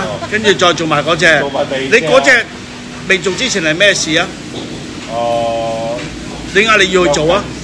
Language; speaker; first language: Cantonese; native; Cantonese